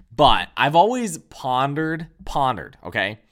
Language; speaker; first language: English; native; English